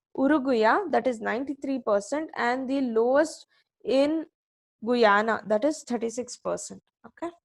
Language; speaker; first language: English; non-native, local second language; Kannada